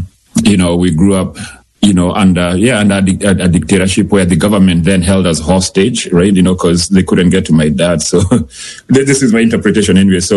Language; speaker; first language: English; non-native, local second language; Kikuyu